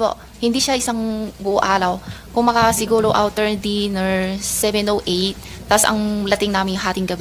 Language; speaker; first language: Filipino; non-native, learner; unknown